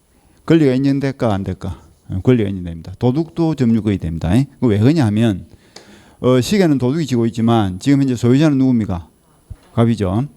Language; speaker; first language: Korean; native; Korean